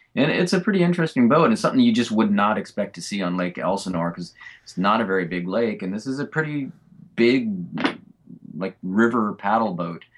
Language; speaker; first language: English; native; English